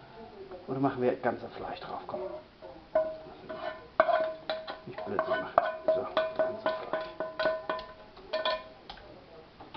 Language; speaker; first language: German; non-native, fluent; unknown